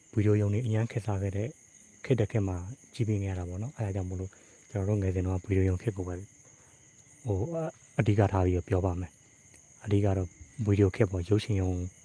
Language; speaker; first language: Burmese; native; Burmese